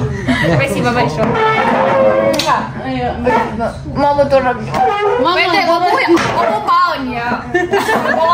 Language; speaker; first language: Chinese; non-native, learner; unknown